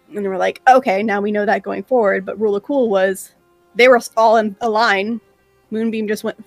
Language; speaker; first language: English; native; English